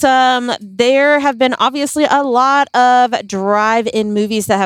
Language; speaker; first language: English; native; English